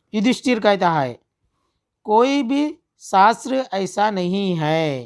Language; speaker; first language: Hindi; non-native, local second language; Telugu